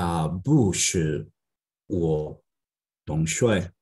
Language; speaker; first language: Chinese; non-native, learner; Spanish